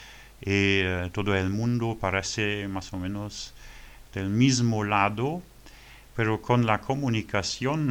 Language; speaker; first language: Spanish; non-native, learner; French